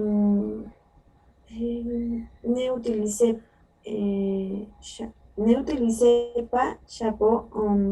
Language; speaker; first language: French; non-native, learner; Spanish